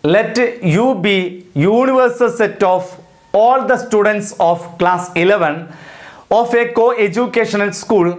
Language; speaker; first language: English; non-native, local second language; Malayalam